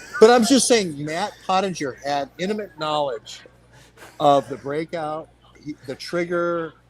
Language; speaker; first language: English; native; English